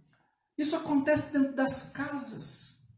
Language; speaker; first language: Portuguese; native; Portuguese